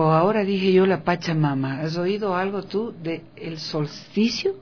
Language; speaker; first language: Spanish; native; Spanish